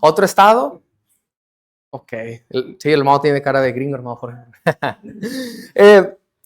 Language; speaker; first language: Spanish; native; Spanish